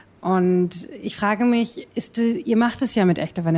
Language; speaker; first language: German; native; German